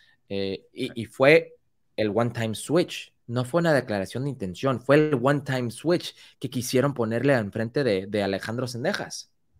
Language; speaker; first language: Spanish; early bilingual, heritage; Spanish